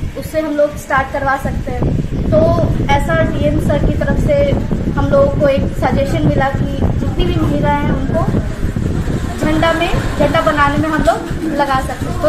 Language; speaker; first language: Hindi; native; Hindi